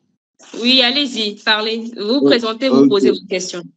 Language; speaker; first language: French; native; French